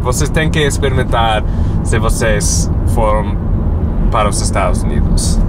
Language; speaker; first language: Portuguese; non-native, fluent; English